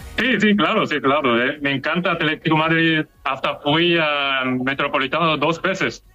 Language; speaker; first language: Spanish; non-native, learner; Korean